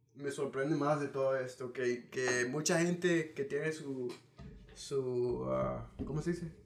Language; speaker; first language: Spanish; early bilingual, heritage; Spanish